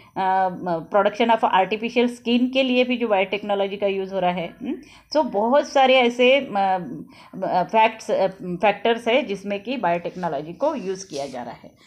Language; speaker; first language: Hindi; non-native, local second language; Marathi